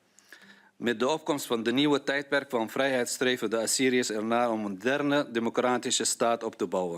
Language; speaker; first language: Dutch; non-native, fluent; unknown